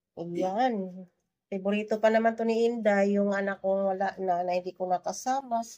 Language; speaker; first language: Filipino; non-native, local second language; Cebuano